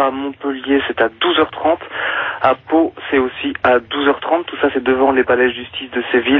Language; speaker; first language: French; native; French